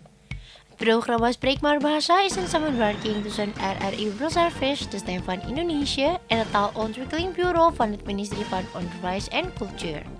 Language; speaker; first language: Dutch; non-native, learner; Indonesian